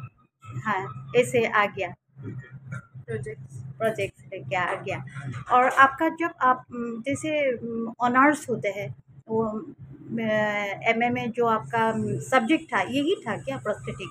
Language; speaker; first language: Hindi; non-native, local second language; Assamese